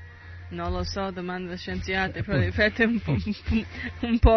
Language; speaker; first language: Italian; non-native, learner; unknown